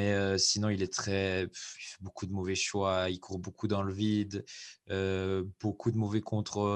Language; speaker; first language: French; native; French